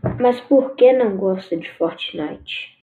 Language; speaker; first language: Portuguese; non-native, learner; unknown